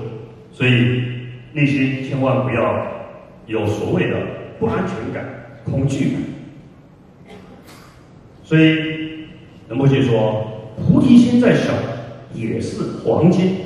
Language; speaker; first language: Chinese; native; Chinese